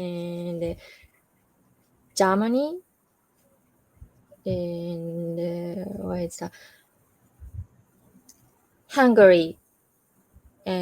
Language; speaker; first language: English; non-native, learner; Japanese